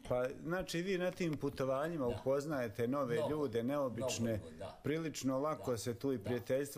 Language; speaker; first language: Serbian; native; Serbian